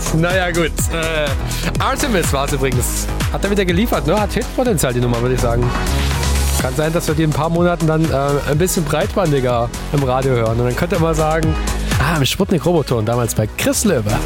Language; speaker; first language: German; native; German